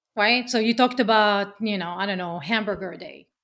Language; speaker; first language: English; non-native, fluent; Hebrew